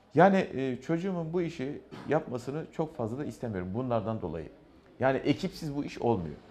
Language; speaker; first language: Turkish; native; Turkish